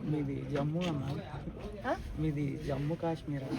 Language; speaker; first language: Telugu; native; Telugu